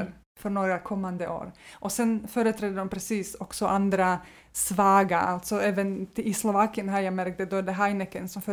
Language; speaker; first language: Swedish; non-native, fluent; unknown